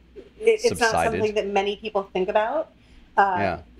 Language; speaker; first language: English; native; English